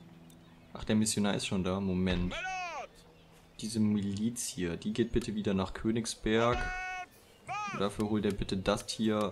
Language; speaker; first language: German; native; German